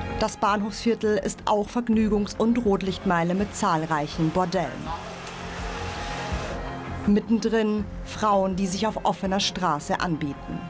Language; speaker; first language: German; native; German